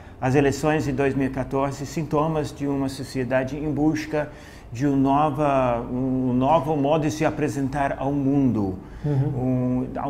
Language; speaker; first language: Portuguese; non-native, fluent; English